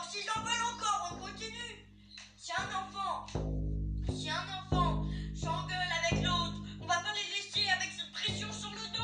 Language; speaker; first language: French; native; French